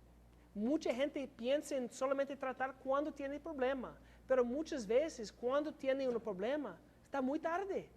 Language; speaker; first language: Spanish; non-native, learner; English